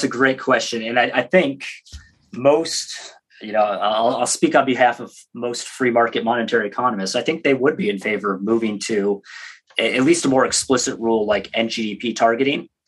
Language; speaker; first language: English; native; English